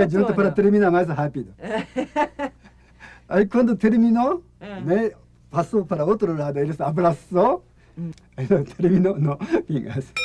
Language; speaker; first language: Portuguese; non-native, learner; Japanese